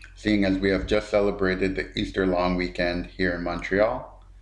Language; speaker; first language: English; native; English